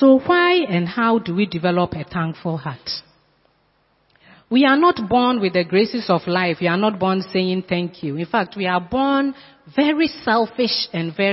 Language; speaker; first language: English; non-native, local second language; Akan